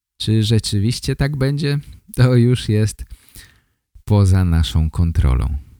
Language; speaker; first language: Polish; native; Polish